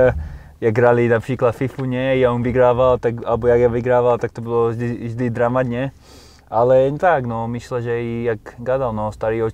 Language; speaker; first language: Polish; non-native, learner; Slovak